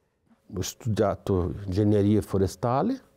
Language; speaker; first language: Italian; non-native, fluent; Portuguese